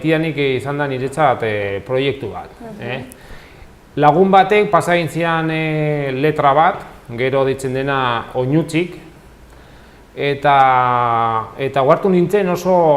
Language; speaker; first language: Basque; non-native, local second language; Spanish